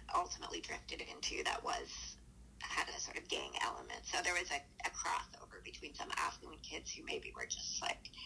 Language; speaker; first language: English; native; English